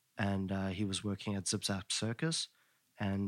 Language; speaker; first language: English; native; English